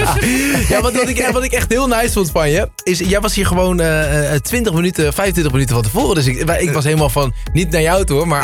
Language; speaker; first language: Dutch; native; Dutch